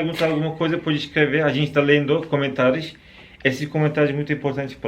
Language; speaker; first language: Portuguese; non-native, learner; Turkish